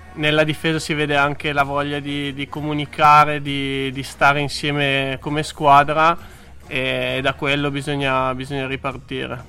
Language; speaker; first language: Italian; native; Italian